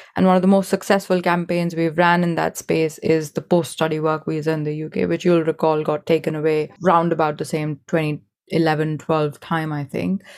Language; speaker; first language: English; non-native, local second language; Hindi